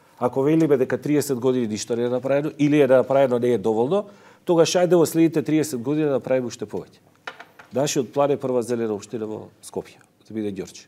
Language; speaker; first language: Macedonian; native; Macedonian